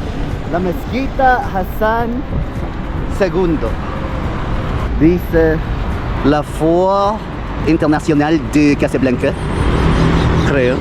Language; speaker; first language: Spanish; non-native, fluent; English